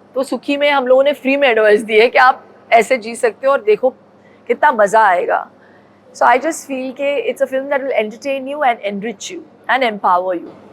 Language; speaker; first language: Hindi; non-native, local second language; Tulu